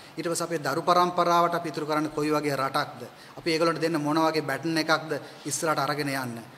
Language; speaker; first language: Sinhala; non-native, local second language; Tamil